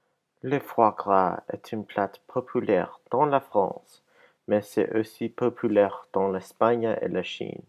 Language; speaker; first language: French; non-native, learner; English